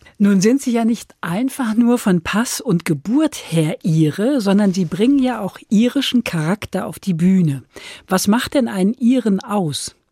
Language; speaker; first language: German; native; German